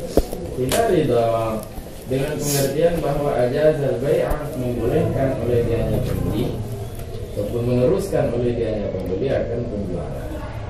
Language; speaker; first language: Indonesian; native; Indonesian